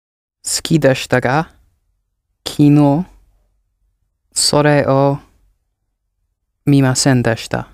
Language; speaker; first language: Japanese; non-native, learner; English